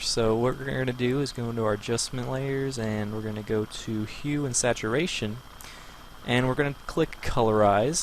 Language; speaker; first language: English; native; English